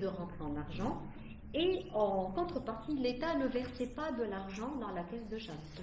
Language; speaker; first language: French; non-native, local second language; Arabic